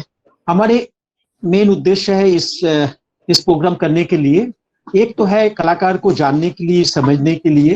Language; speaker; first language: Hindi; native; Hindi